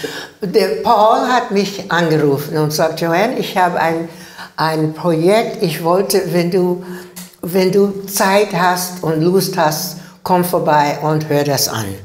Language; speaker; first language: German; non-native, learner; English